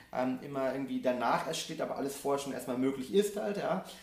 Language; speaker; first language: German; non-native, fluent; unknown